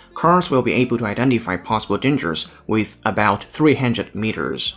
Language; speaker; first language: English; non-native, fluent; Chinese